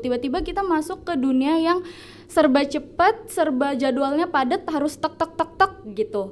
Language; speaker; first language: Indonesian; native; Indonesian